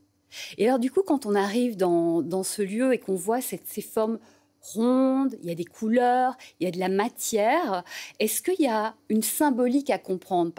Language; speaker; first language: French; native; French